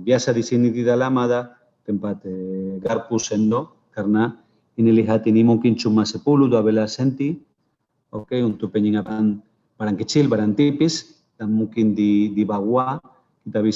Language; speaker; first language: Indonesian; non-native, fluent; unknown